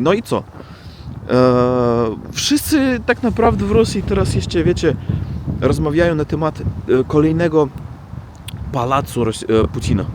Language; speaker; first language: Polish; non-native, fluent; Russian